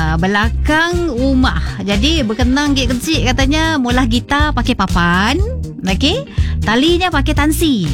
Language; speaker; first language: Malay; native; Malay